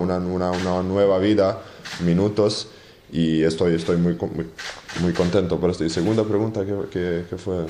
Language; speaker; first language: Spanish; non-native, fluent; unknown